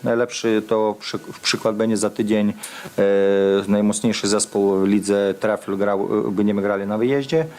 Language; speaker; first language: Polish; non-native, fluent; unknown